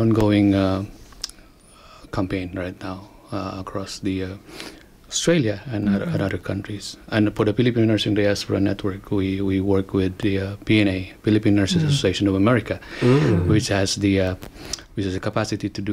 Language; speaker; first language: English; non-native, local second language; Cebuano